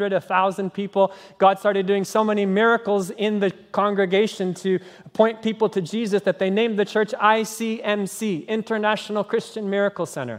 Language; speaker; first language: English; native; English